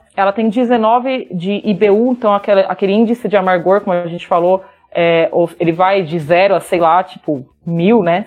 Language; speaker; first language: Portuguese; native; Portuguese